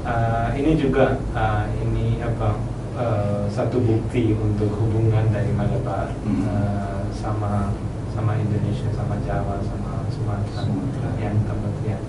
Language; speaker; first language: Indonesian; non-native, learner; Malayalam